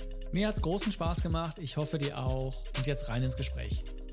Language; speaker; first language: German; native; German